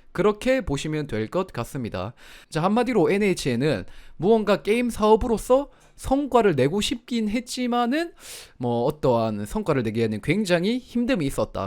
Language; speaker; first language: Korean; native; Korean